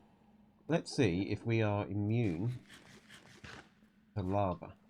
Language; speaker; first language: English; native; English